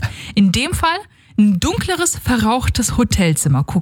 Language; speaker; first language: German; native; German